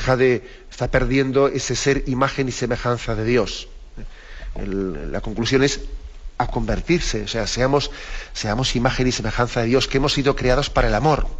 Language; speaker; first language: Spanish; native; Spanish